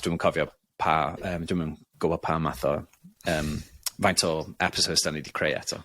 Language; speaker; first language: Welsh; non-native, local second language; English